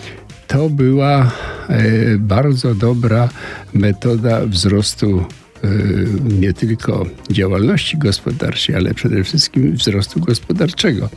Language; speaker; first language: Polish; native; Polish